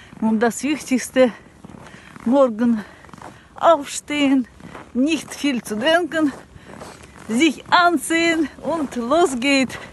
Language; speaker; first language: German; non-native, learner; Russian